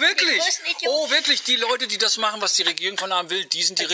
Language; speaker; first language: German; native; German